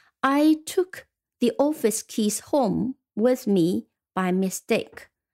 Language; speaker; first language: English; non-native, fluent; Chinese